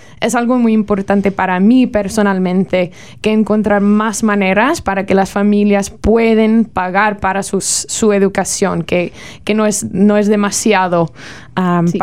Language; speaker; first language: Spanish; non-native, learner; English